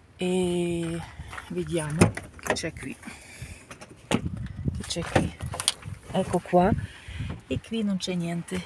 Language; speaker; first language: Italian; non-native, learner; Ukrainian